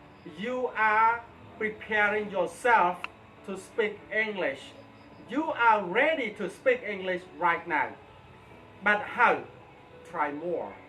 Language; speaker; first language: English; non-native, fluent; Khmer